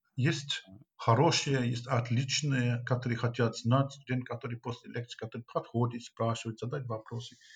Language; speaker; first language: Russian; non-native, fluent; English